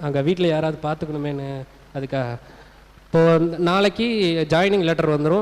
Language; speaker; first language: Tamil; native; Tamil